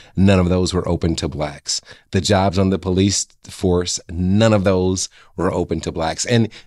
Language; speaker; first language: English; native; English